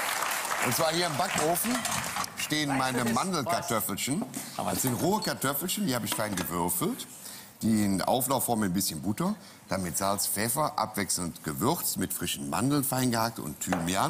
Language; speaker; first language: German; native; German